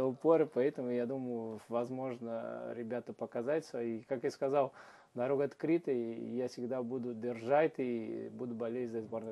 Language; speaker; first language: Russian; non-native, learner; Portuguese